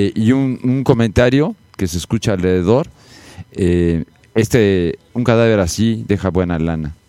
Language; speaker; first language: Spanish; native; Spanish